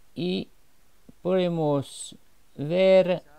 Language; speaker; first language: Spanish; non-native, fluent; French